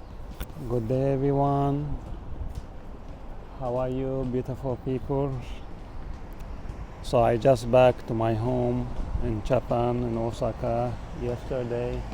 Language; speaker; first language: English; non-native, learner; Arabic